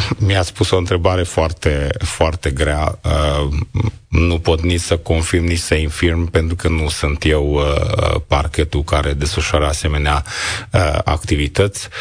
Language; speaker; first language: Romanian; non-native, local second language; Hungarian